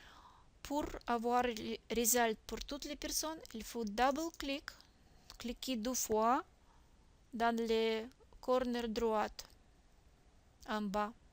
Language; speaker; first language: French; non-native, learner; Russian